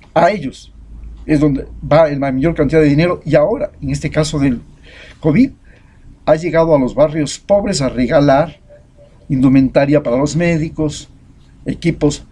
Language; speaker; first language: Spanish; native; Spanish